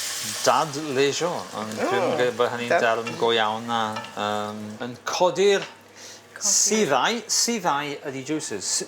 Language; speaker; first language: Welsh; native; Welsh